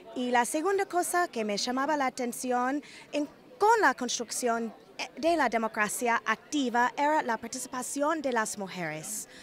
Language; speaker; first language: Spanish; non-native, fluent; English